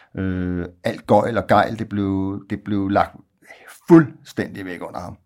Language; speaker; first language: Danish; native; Danish